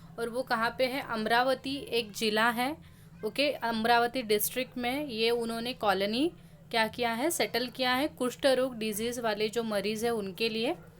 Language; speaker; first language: Hindi; non-native, local second language; Marathi